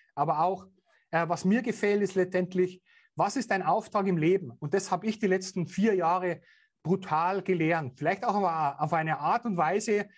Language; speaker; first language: German; native; German